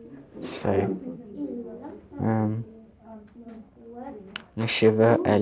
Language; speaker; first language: French; non-native, learner; English